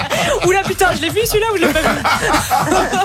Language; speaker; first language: French; native; French